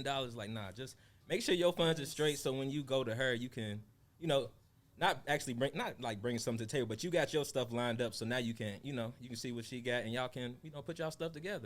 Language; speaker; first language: English; native; English